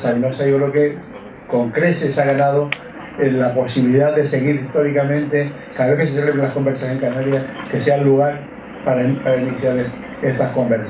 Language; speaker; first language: Spanish; native; Spanish